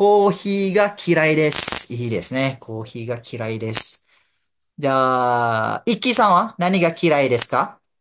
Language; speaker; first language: Japanese; non-native, fluent; Malay